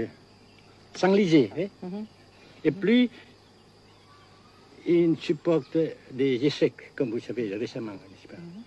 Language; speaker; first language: French; non-native, fluent; Vietnamese